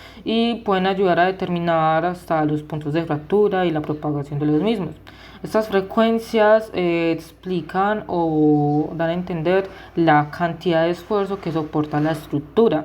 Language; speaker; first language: Spanish; native; Spanish